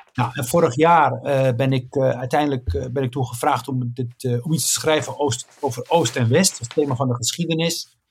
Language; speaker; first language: Dutch; early bilingual, other home language; Riffian